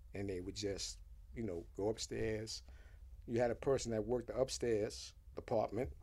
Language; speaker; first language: English; early bilingual, other home language; Haitian Creole